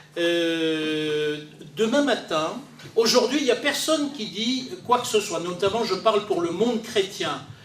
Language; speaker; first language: French; native; French